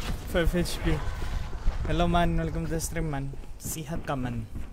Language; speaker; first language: English; non-native, local second language; Malay